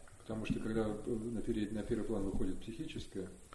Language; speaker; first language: Russian; native; Russian